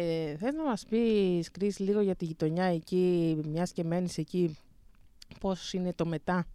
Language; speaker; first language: Greek; native; Greek